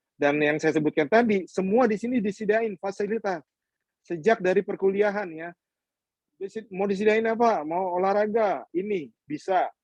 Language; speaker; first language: Indonesian; native; Indonesian